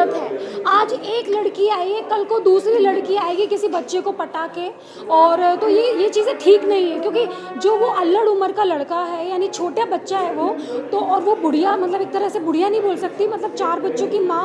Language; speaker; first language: Hindi; native; Hindi